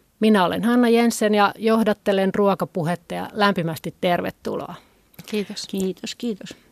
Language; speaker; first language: Finnish; native; Finnish